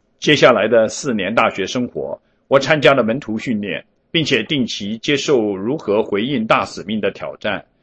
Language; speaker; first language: Chinese; early bilingual, heritage; Chinese